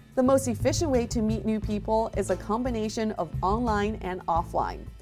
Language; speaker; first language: English; native; English